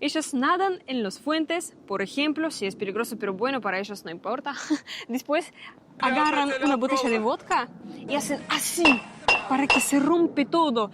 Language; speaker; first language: Spanish; non-native, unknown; Russian